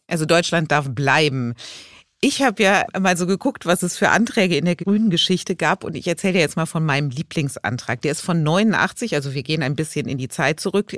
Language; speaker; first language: German; native; German